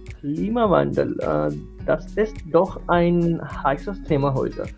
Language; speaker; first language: German; non-native, learner; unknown